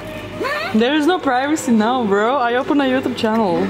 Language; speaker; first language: English; non-native, fluent; Turkish